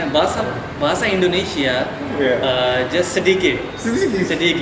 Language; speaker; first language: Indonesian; non-native, learner; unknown